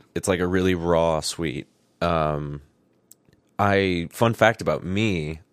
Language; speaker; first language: English; native; English